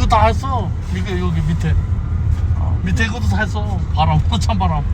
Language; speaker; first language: Korean; non-native, learner; Chinese